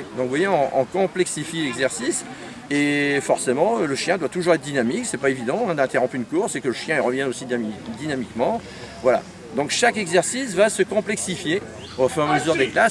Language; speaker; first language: French; native; French